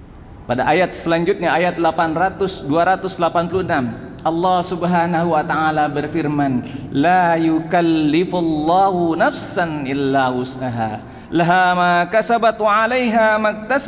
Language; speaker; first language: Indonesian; native; Indonesian